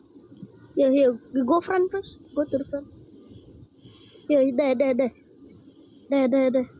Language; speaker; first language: English; non-native, local second language; Malay